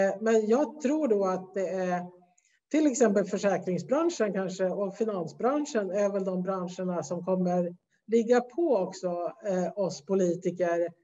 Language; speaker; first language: Swedish; native; Swedish